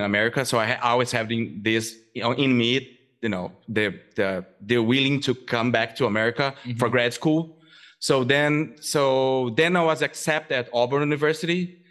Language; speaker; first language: English; non-native, fluent; Portuguese